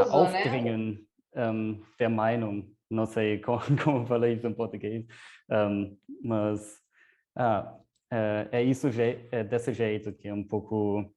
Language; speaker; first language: Portuguese; non-native, fluent; German